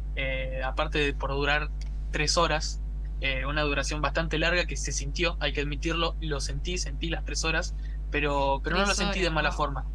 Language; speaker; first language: Spanish; native; Spanish